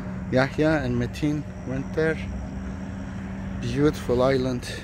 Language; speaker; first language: English; non-native, fluent; Turkish